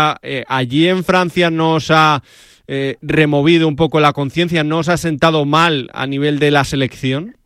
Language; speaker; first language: Spanish; native; Spanish